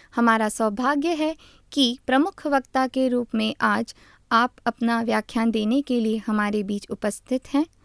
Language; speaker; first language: Hindi; native; Hindi